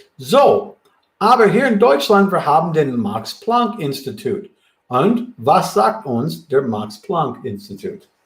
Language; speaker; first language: German; non-native, fluent; English